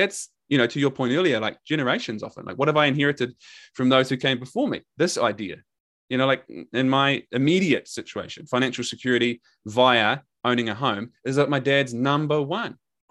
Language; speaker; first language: English; native; English